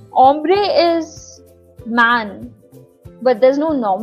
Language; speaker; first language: Spanish; non-native, learner; Hindi